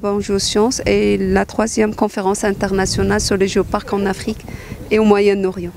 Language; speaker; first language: French; non-native, local second language; Arabic